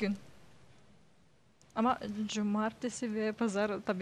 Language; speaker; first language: Turkish; non-native, learner; Yakut